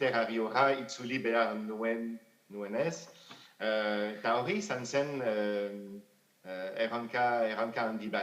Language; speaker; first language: Basque; non-native, fluent; French